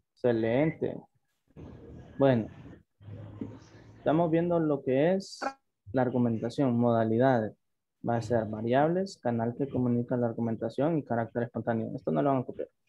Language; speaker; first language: Spanish; native; Spanish